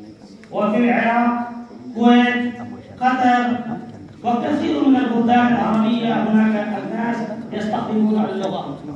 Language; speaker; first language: Arabic; non-native, fluent; Urdu